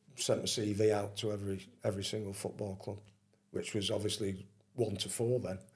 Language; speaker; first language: English; native; English